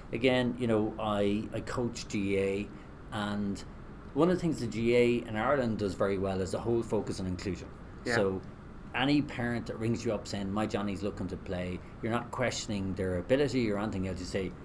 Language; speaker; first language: English; native; English